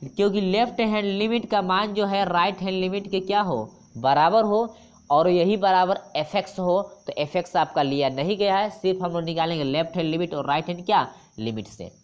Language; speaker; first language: Hindi; native; Hindi